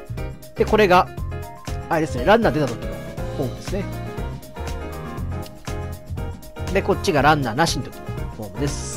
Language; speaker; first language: Japanese; native; Japanese